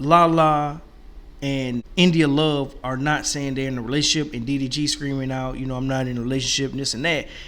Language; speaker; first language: English; native; English